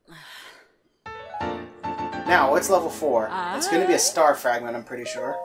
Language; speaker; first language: English; native; English